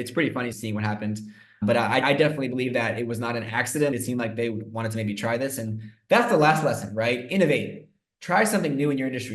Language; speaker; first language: English; native; English